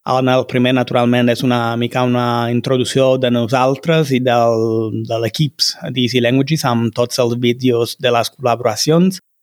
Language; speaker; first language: Catalan; non-native, fluent; Italian